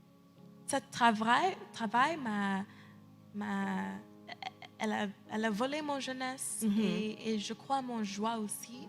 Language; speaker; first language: French; early bilingual, heritage; English